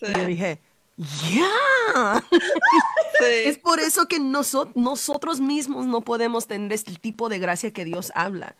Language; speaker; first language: Spanish; early bilingual, heritage; Spanish